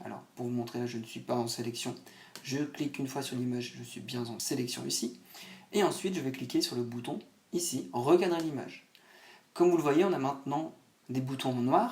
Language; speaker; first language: French; native; French